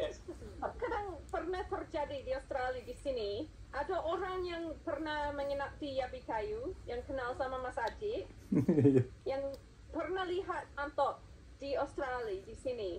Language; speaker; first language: Indonesian; non-native, fluent; English